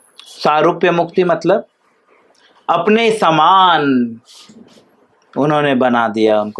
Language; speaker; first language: Hindi; native; Hindi